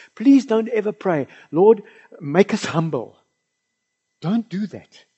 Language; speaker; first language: English; non-native, local second language; Afrikaans